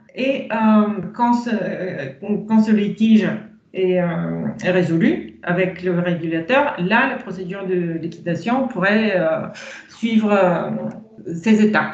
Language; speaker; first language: French; non-native, fluent; Bulgarian